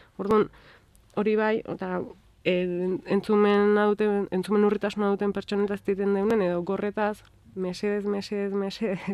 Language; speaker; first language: Basque; native; Basque